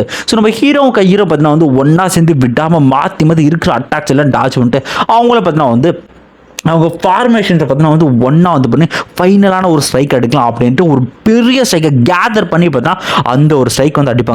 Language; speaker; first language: Tamil; native; Tamil